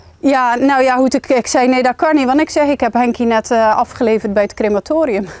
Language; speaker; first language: Dutch; native; Dutch